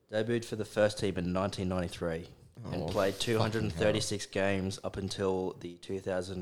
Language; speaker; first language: English; native; English